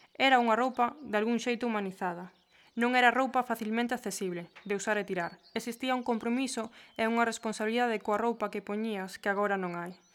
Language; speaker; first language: Galician; early bilingual, heritage; Galician